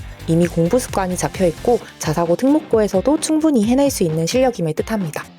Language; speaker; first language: Korean; native; Korean